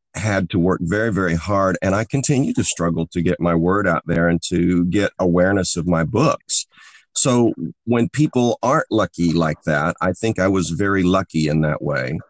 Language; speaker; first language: English; native; English